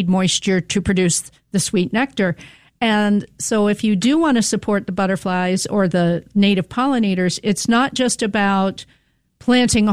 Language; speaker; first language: English; native; English